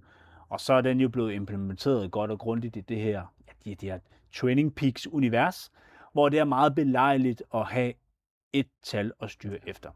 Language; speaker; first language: Danish; native; Danish